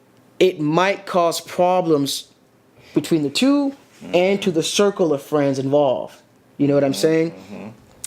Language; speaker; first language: English; native; English